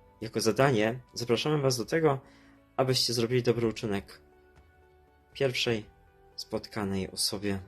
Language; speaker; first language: Polish; native; Polish